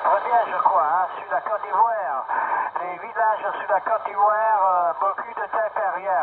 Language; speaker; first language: French; non-native, learner; Italian